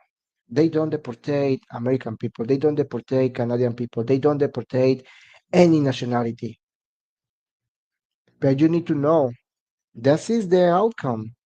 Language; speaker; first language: English; non-native, learner; Spanish